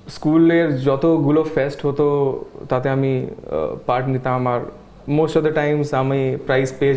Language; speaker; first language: English; non-native, local second language; Bangla